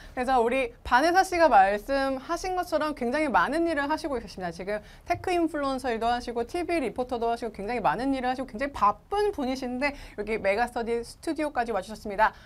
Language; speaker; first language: Korean; native; Korean